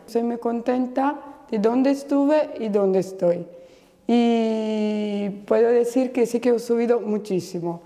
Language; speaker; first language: Spanish; non-native, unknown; Romanian